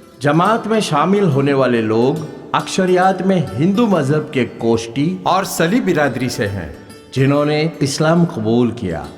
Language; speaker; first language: Urdu; native; Urdu